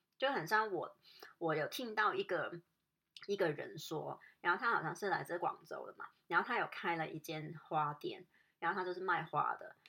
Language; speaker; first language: Chinese; non-native, local second language; Cantonese